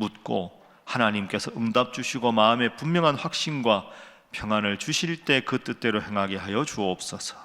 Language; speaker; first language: Korean; native; Korean